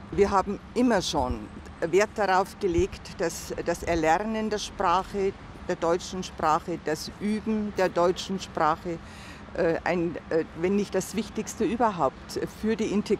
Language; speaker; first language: German; native; German